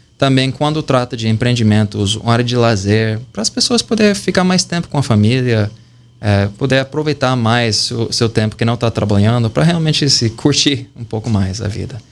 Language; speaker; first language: Portuguese; non-native, fluent; English